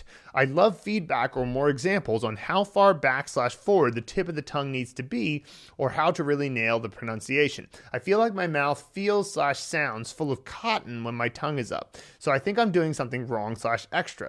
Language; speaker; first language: English; native; English